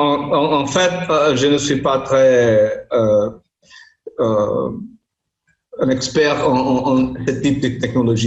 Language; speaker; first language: French; non-native, learner; Portuguese